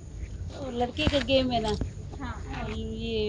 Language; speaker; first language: Hindi; non-native, local second language; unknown